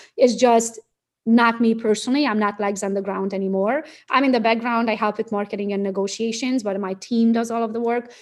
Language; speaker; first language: English; non-native, fluent; Romanian